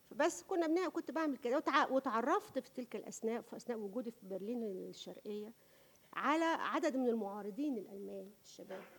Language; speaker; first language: Arabic; native; Arabic